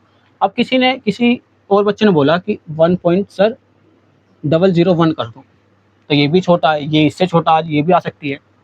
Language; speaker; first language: Hindi; native; Hindi